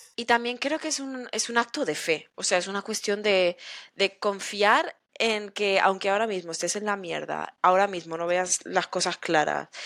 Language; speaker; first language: Spanish; native; Spanish